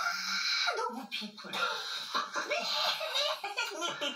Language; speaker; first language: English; non-native, learner; Korean